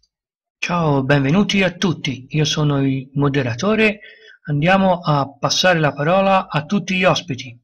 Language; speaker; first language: Italian; native; Italian